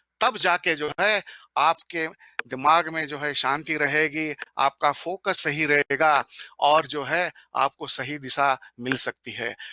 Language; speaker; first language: Hindi; non-native, local second language; Marathi